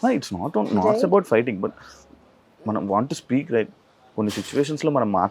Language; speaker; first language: Telugu; native; Telugu